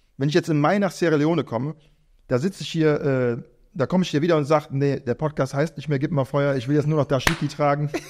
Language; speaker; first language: German; native; German